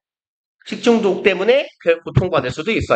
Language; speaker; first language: Korean; native; Korean